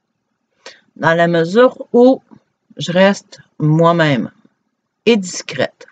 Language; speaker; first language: French; native; French